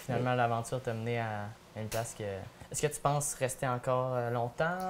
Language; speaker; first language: French; native; French